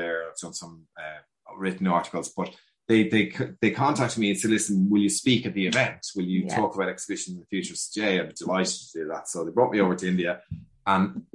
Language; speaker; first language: English; native; English